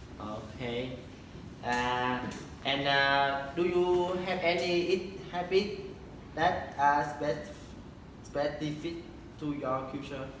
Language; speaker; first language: English; non-native, learner; Vietnamese